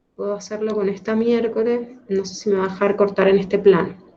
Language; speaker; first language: Spanish; native; Spanish